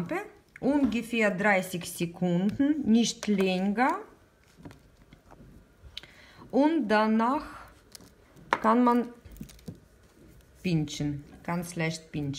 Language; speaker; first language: German; non-native, learner; Russian